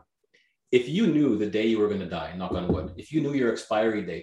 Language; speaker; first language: English; non-native, fluent; Greek